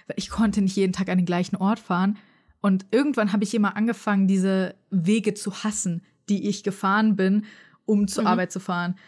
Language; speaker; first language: German; native; German